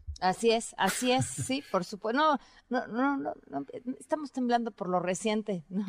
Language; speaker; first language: Spanish; native; Spanish